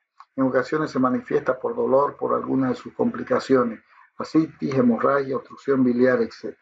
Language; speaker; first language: Spanish; native; Spanish